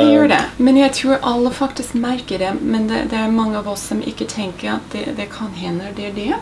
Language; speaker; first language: Norwegian; non-native, fluent; English